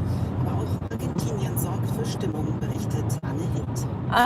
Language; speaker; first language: German; native; German